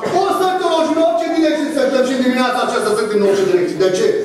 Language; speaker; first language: Romanian; non-native, fluent; Arabic